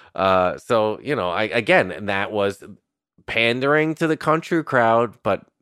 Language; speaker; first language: English; native; English